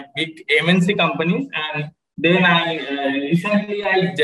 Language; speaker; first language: English; non-native, local second language; Bangla